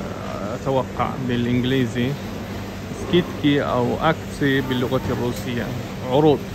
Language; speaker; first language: Arabic; non-native, fluent; Russian